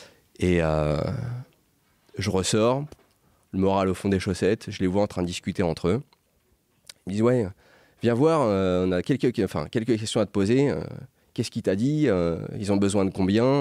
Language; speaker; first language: French; native; French